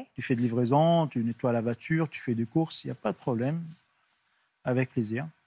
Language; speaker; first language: French; non-native, fluent; Arabic